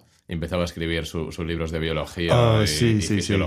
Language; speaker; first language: Spanish; native; Spanish